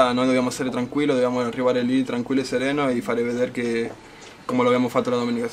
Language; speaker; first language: Italian; non-native, fluent; Spanish